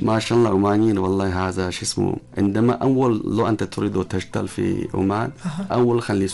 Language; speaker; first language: Arabic; non-native, learner; Chinese